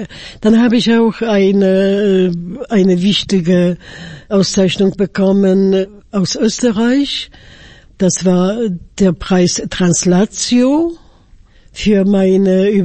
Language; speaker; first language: German; non-native, fluent; Polish